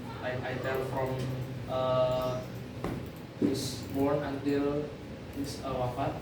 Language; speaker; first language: English; non-native, learner; Indonesian